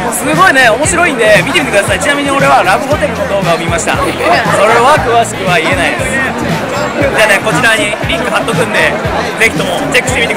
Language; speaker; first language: Japanese; native; Japanese